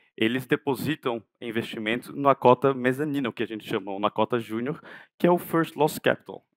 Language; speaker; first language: Portuguese; non-native, fluent; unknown